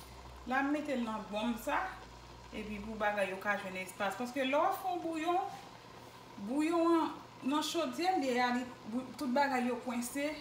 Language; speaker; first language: French; non-native, local second language; Haitian Creole